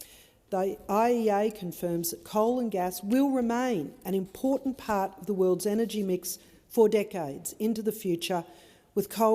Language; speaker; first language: English; native; English